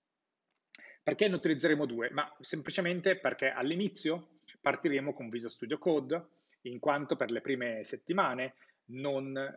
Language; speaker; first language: Italian; native; Italian